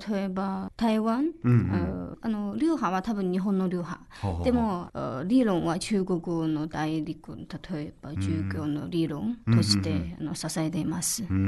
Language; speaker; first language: Japanese; non-native, learner; Chinese